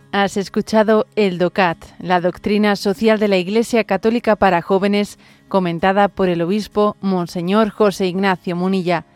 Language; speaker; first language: Spanish; native; Spanish